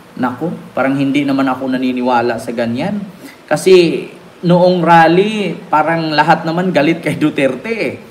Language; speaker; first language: Filipino; non-native, local second language; Cebuano